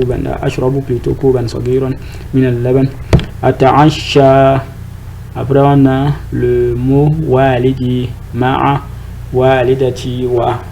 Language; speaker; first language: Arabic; non-native, fluent; French